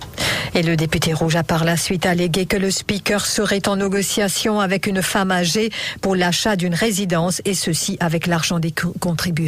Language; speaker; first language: French; non-native, local second language; Morisyen